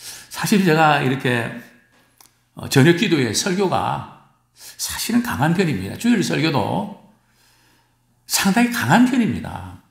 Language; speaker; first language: Korean; native; Korean